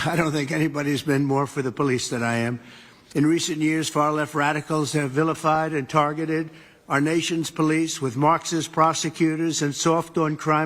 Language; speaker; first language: English; native; English